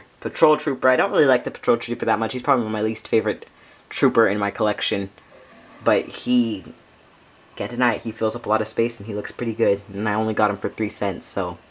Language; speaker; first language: English; native; English